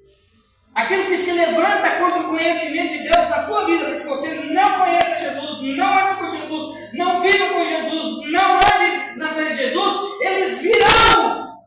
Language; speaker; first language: Portuguese; native; Portuguese